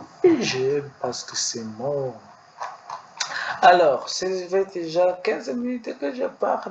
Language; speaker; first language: French; non-native, learner; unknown